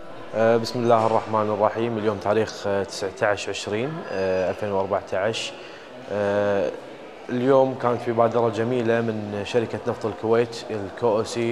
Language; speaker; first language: Arabic; native; Arabic